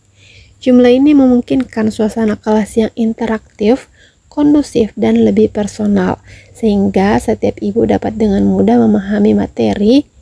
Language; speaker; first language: Indonesian; native; Indonesian